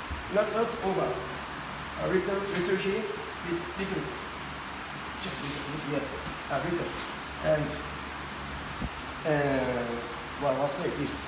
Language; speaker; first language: English; non-native, learner; Japanese